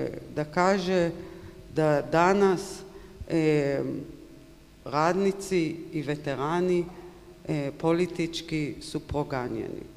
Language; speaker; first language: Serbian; non-native, learner; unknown